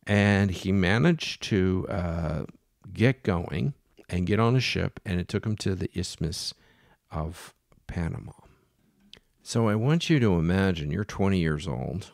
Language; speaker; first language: English; native; English